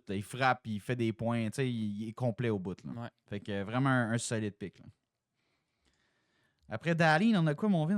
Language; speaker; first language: French; native; French